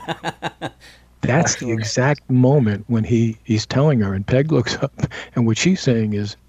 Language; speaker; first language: English; native; English